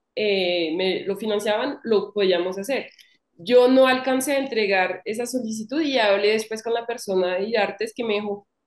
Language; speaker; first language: Spanish; non-native, fluent; French